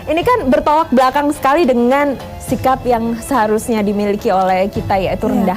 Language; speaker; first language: Indonesian; native; Indonesian